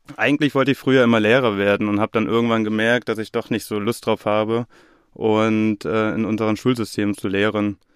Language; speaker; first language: German; native; German